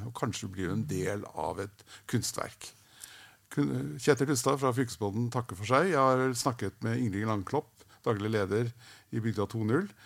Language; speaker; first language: Norwegian; native; Norwegian